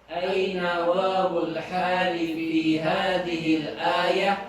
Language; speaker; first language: Arabic; non-native, learner; Indonesian